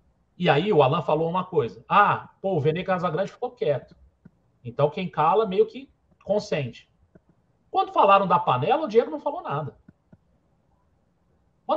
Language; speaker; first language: Portuguese; native; Portuguese